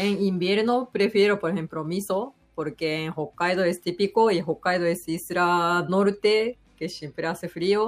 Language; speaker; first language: Spanish; non-native, learner; Japanese